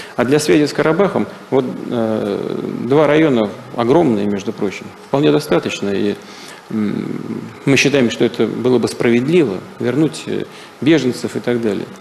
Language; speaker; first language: Russian; native; Russian